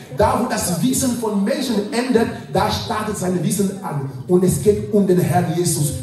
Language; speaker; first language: German; non-native, fluent; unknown